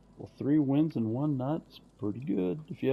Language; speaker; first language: English; native; English